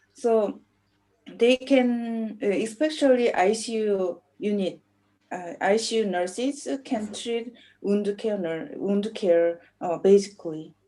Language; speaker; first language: English; non-native, learner; Korean